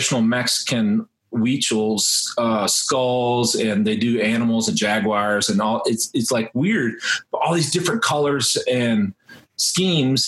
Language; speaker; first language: English; native; English